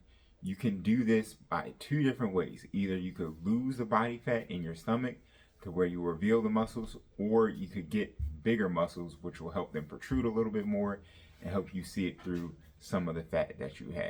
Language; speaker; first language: English; native; English